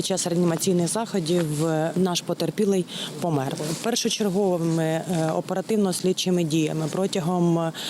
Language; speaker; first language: Ukrainian; native; Ukrainian